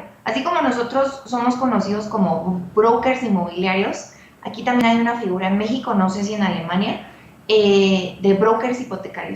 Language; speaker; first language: Spanish; native; Spanish